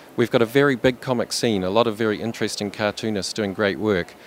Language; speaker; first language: English; native; English